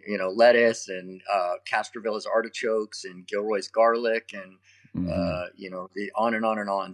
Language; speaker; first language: English; native; English